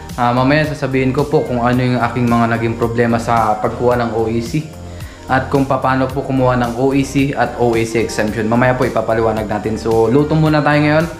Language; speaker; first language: Filipino; native; Filipino